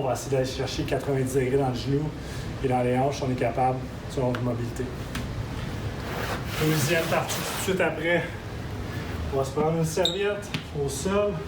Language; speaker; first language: French; native; French